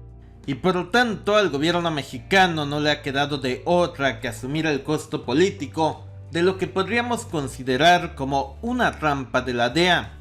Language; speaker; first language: Spanish; native; Spanish